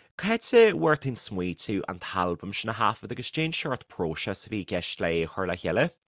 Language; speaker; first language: Irish; native; Irish